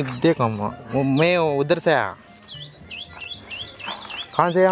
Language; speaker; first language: Hindi; non-native, local second language; Kannada